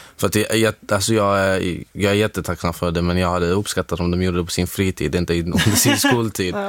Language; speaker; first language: Swedish; non-native, fluent; Arabic